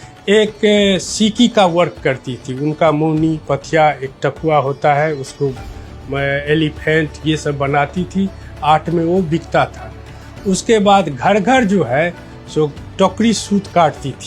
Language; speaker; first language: Hindi; non-native, local second language; Maithili